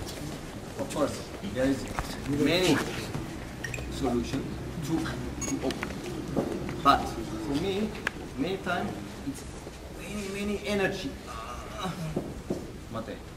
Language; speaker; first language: English; non-native, learner; German